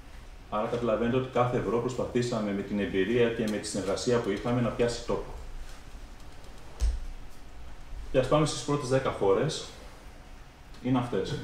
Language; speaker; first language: Greek; native; Greek